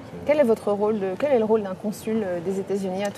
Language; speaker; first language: French; native; French